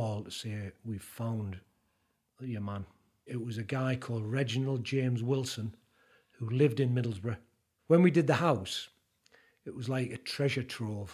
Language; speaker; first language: English; native; English